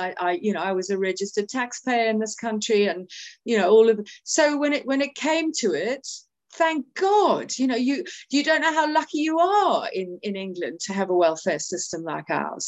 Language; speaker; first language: English; native; English